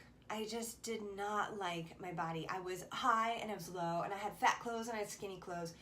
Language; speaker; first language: English; native; English